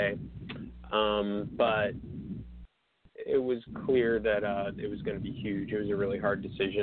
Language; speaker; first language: English; native; English